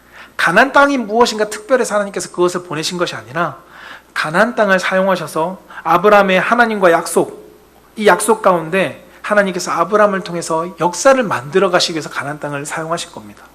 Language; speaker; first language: Korean; native; Korean